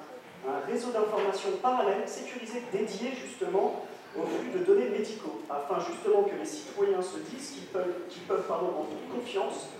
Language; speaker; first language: French; native; French